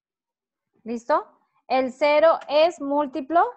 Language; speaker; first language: Spanish; native; Spanish